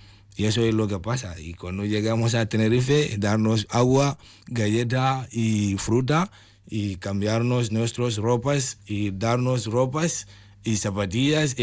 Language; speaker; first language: Spanish; non-native, learner; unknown